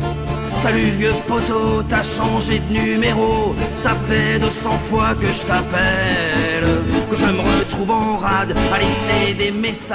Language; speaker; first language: French; native; French